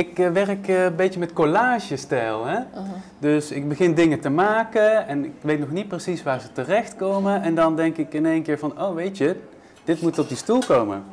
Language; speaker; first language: Dutch; native; Dutch